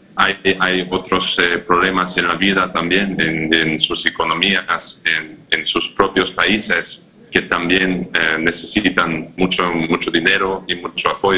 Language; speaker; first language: Spanish; non-native, fluent; English